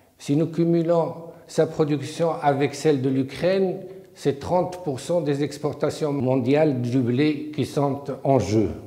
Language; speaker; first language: French; non-native, local second language; Arabic